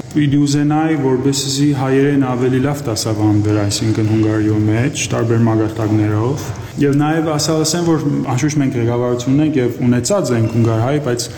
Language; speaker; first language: Armenian; early bilingual, heritage; Armenian